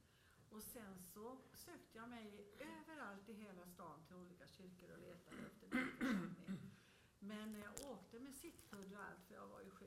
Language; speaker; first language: Swedish; native; Swedish